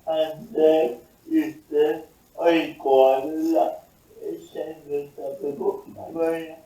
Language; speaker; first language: Basque; non-native, learner; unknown